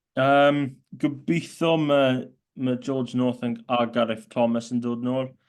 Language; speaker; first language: Welsh; native; Welsh